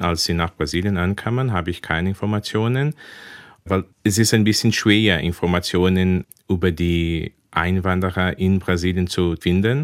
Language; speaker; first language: German; early bilingual, heritage; German